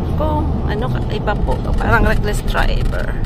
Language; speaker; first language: Filipino; native; Filipino